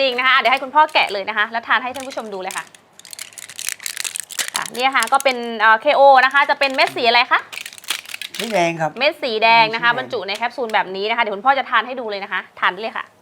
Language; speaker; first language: Thai; native; Thai